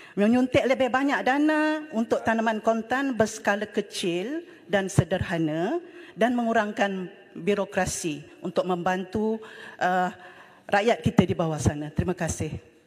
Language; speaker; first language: Malay; native; Malay